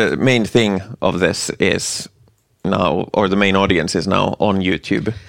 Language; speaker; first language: English; non-native, fluent; Finnish